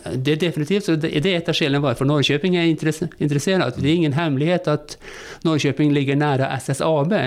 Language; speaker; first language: Swedish; non-native, fluent; Norwegian